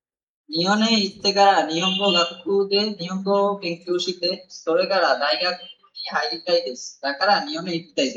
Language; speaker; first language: Japanese; non-native, learner; Bangla